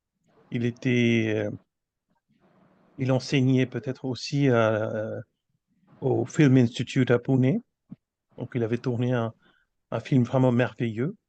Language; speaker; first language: French; non-native, fluent; Bangla